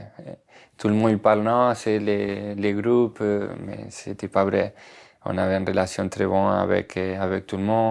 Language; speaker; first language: French; non-native, fluent; Spanish